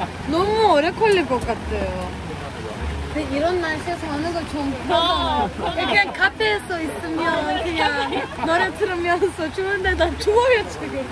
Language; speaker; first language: Korean; non-native, fluent; Turkish